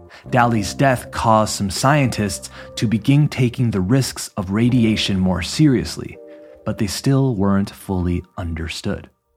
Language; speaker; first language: English; native; English